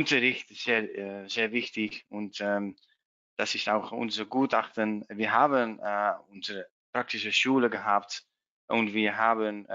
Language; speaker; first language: German; non-native, learner; Dutch